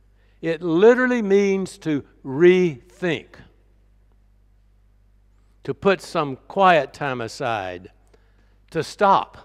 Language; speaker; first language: English; native; English